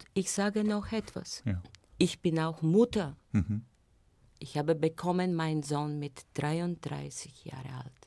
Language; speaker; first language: German; non-native, fluent; Bulgarian